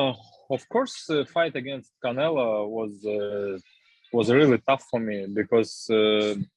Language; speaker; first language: English; non-native, learner; Russian